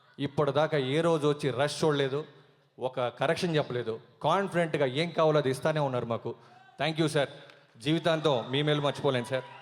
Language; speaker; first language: Telugu; native; Telugu